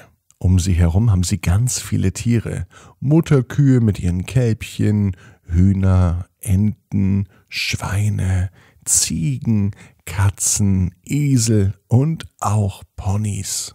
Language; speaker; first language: German; native; German